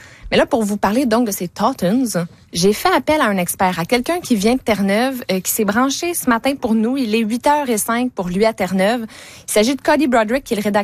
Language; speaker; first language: French; native; French